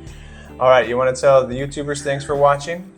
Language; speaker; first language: English; native; English